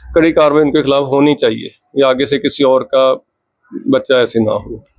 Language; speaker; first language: Hindi; native; Hindi